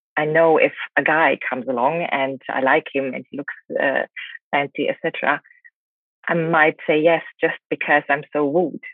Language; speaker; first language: English; non-native, fluent; German